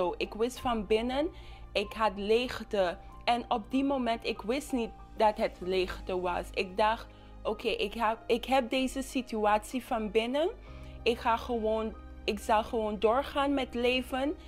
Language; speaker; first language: Dutch; non-native, local second language; English